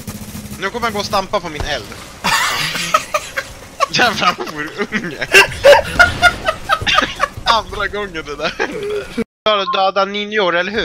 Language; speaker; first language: Swedish; native; Swedish